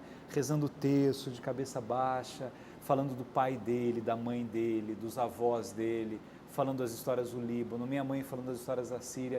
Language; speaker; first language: Portuguese; native; Portuguese